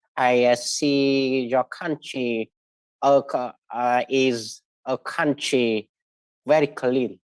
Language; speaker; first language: English; non-native, learner; Vietnamese